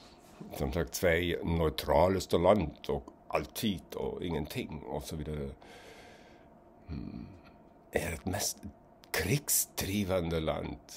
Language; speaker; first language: Swedish; non-native, fluent; German